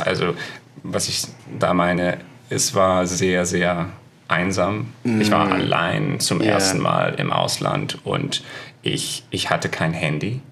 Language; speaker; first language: German; non-native, fluent; English